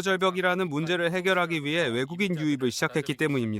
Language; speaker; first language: Korean; native; Korean